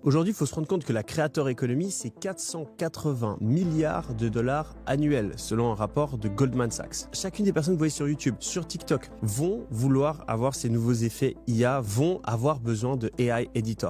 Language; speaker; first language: French; native; French